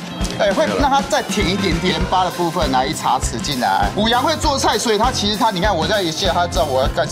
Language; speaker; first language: Chinese; native; Chinese